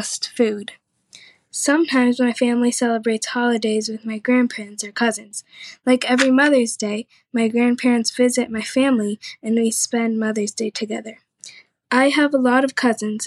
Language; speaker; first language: English; early bilingual, other home language; Spanish